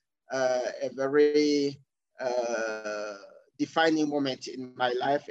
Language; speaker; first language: English; non-native, fluent; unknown